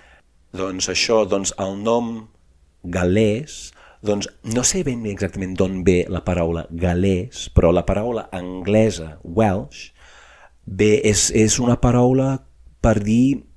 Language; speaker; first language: Catalan; non-native, fluent; English